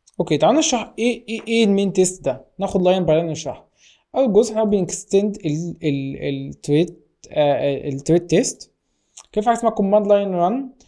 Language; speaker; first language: Arabic; native; Arabic